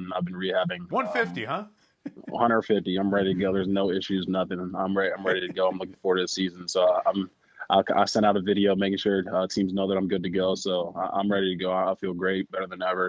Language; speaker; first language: English; native; English